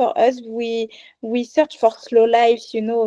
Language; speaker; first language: English; non-native, learner; French